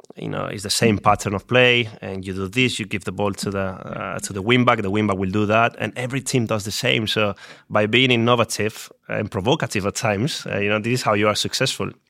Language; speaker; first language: English; non-native, fluent; Spanish